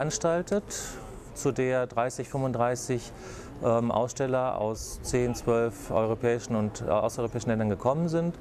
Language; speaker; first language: German; native; German